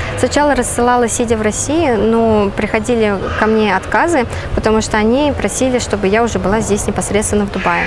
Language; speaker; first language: Russian; native; Russian